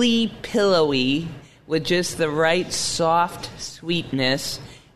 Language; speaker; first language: English; native; English